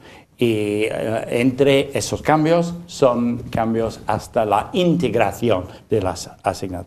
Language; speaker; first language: Spanish; non-native, fluent; English